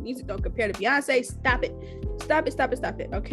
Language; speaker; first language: English; native; English